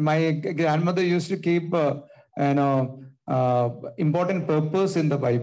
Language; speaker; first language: English; non-native, local second language; Malayalam